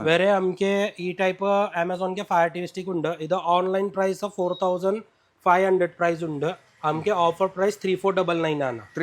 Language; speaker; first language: Malayalam; non-native, fluent; Hindi